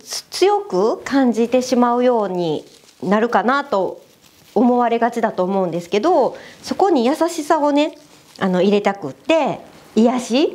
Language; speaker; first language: Japanese; native; Japanese